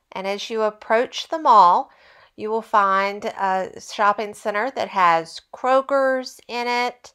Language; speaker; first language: English; native; English